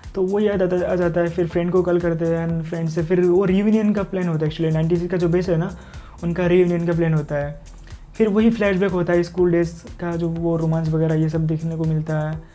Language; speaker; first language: Hindi; non-native, local second language; Assamese